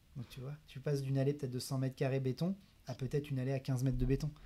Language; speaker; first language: French; native; French